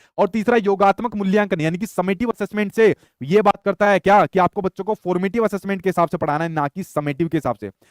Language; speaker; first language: Hindi; native; Hindi